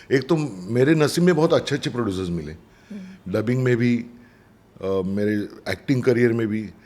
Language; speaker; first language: Hindi; non-native, local second language; Marathi